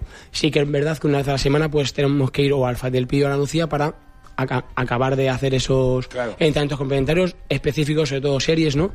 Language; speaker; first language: Spanish; native; Spanish